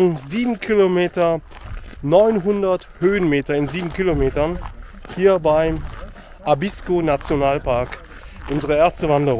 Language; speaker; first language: German; native; German